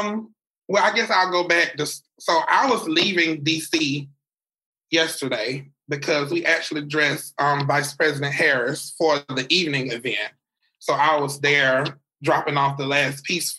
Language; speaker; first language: English; native; English